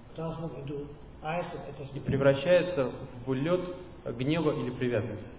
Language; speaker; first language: Russian; native; Russian